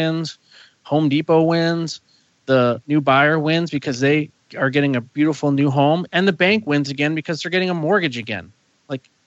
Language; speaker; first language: English; native; English